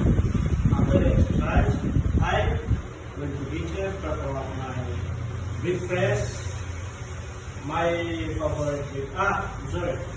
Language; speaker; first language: English; non-native, learner; Tetum